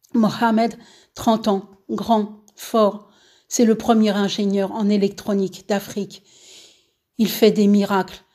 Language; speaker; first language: French; native; French